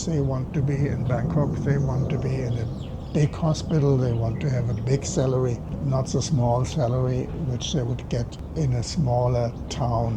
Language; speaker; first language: English; non-native, fluent; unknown